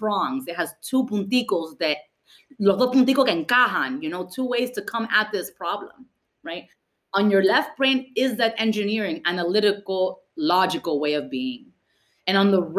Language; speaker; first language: English; early bilingual, other home language; Spanish